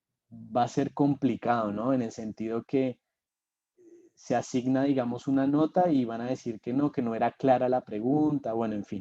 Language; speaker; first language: Spanish; native; Spanish